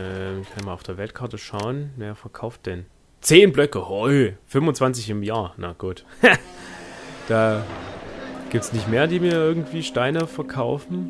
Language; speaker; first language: German; native; German